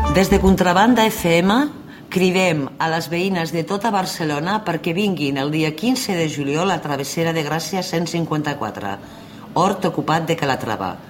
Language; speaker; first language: Catalan; native; Catalan